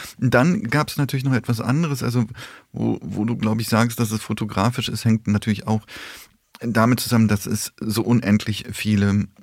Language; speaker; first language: German; early bilingual, other home language; Polish